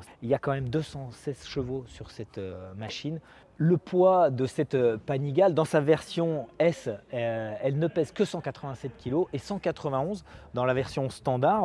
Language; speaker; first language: French; native; French